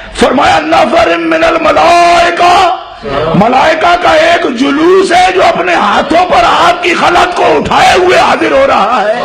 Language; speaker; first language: Urdu; non-native, local second language; Punjabi